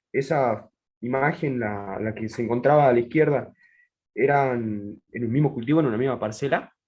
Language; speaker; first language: Spanish; native; Spanish